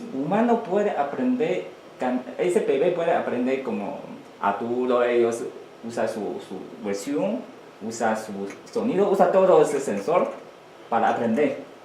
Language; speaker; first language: Spanish; non-native, learner; Chinese